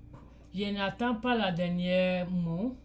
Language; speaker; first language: French; non-native, learner; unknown